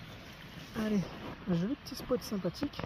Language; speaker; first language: French; native; French